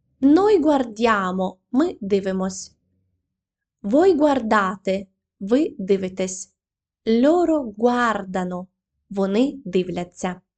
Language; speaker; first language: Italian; non-native, fluent; Ukrainian